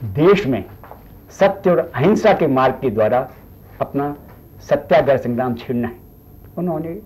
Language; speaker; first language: Hindi; native; Hindi